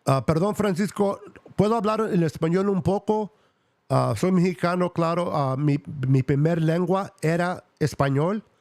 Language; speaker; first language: Spanish; early bilingual, other home language; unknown